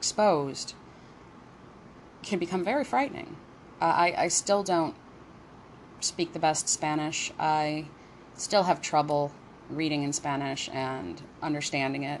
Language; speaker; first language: English; native; English